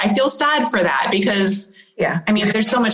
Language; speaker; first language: English; native; English